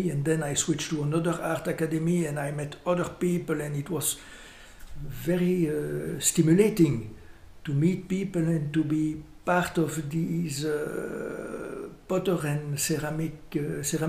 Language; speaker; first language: English; non-native, fluent; French